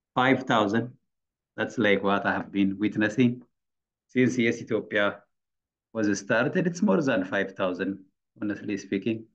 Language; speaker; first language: English; non-native, fluent; Amharic